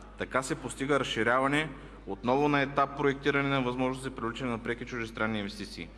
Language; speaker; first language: Bulgarian; non-native, local second language; Turkish